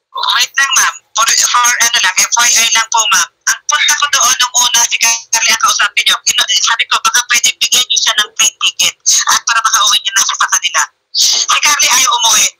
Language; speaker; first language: Filipino; native; Filipino